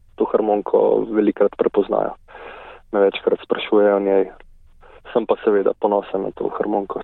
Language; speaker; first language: Slovenian; native; Slovenian